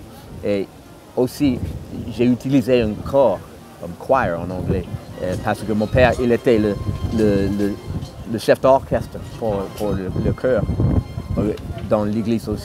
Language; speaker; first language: French; non-native, fluent; English